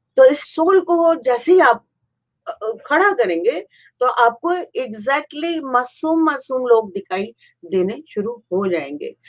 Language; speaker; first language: Urdu; native; Urdu